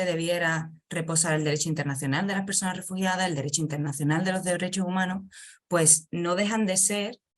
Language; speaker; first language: Spanish; native; Spanish